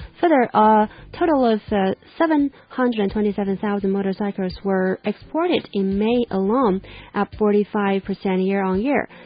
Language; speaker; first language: English; non-native, fluent; Chinese